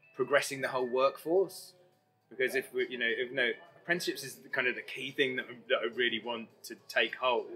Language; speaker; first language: English; native; English